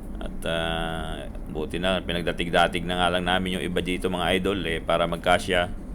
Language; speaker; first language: Filipino; native; Filipino